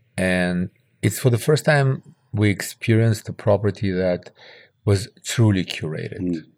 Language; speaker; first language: English; early bilingual, other home language; Russian